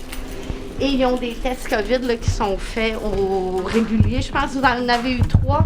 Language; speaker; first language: French; native; French